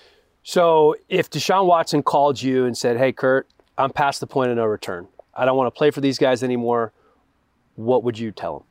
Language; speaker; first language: English; native; English